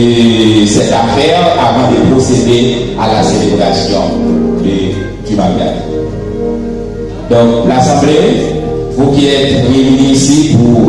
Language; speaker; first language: French; non-native, local second language; Haitian Creole